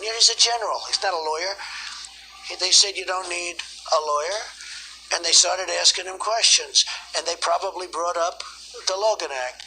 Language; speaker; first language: English; native; English